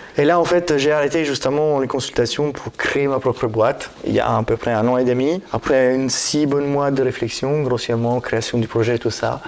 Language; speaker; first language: French; non-native, fluent; Italian